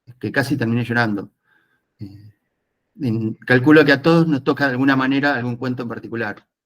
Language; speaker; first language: Spanish; native; Spanish